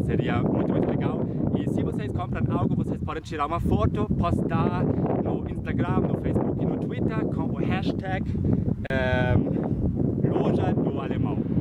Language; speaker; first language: Portuguese; non-native, fluent; German